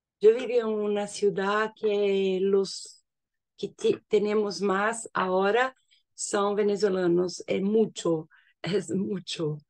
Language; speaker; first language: Spanish; non-native, learner; Portuguese